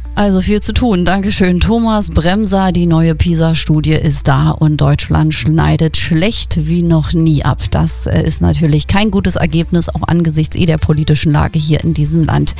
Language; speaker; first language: German; native; German